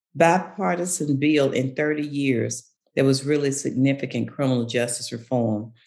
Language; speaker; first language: English; native; English